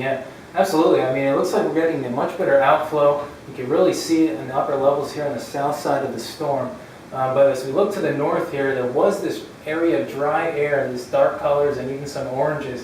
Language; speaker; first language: English; native; English